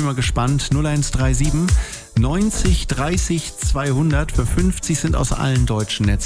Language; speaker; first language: German; native; German